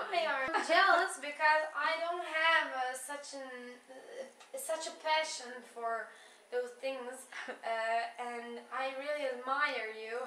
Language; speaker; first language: English; non-native, fluent; Czech